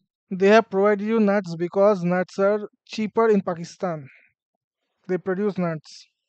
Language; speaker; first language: English; non-native, local second language; Hindi